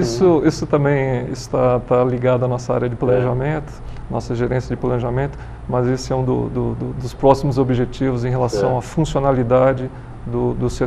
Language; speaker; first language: Portuguese; native; Portuguese